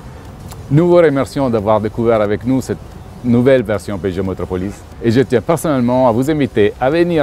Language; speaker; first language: French; native; French